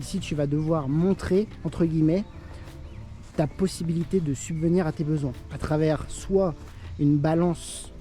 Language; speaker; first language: French; native; French